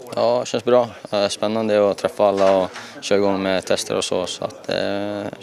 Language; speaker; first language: Swedish; non-native, fluent; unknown